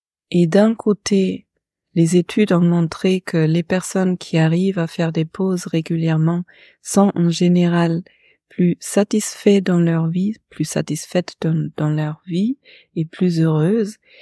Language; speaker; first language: French; non-native, fluent; German